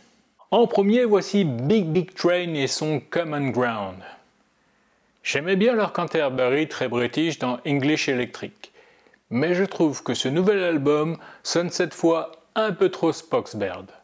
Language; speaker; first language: French; native; French